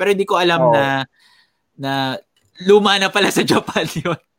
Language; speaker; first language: Filipino; native; Filipino